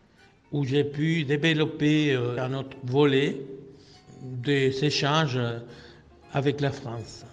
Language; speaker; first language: French; non-native, fluent; Spanish